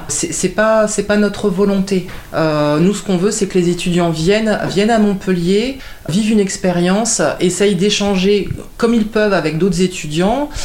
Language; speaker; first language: French; native; French